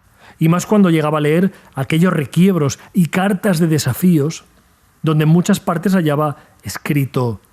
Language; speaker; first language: Spanish; native; Spanish